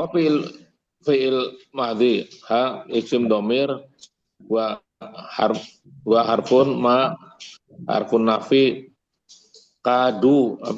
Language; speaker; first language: Arabic; non-native, learner; Indonesian